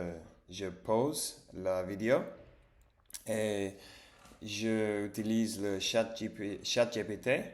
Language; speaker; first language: French; non-native, learner; English